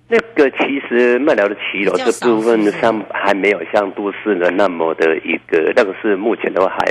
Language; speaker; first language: Chinese; native; Chinese